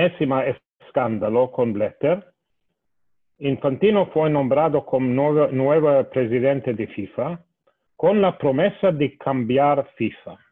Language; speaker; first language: Spanish; non-native, fluent; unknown